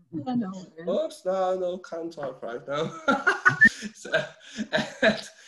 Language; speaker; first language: English; early bilingual, other home language; Hungarian